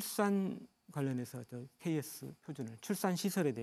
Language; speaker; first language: Korean; native; Korean